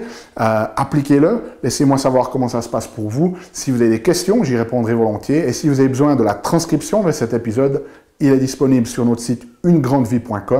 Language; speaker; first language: French; native; French